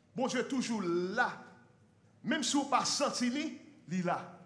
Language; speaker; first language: French; non-native, learner; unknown